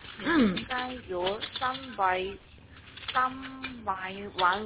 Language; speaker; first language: Chinese; non-native, learner; Korean